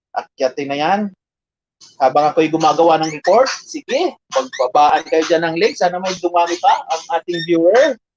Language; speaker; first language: Filipino; non-native, local second language; Bikol